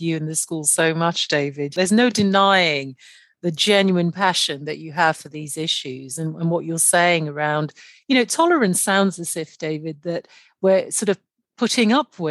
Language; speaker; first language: English; non-native, local second language; Yoruba